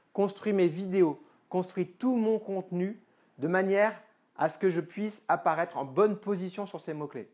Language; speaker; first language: French; native; French